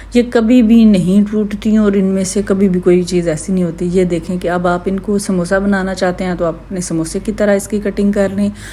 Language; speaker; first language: Urdu; native; Urdu